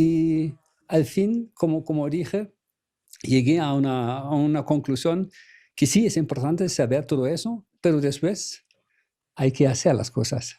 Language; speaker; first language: Spanish; non-native, fluent; German